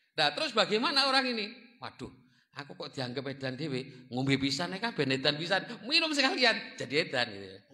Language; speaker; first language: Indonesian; non-native, local second language; Javanese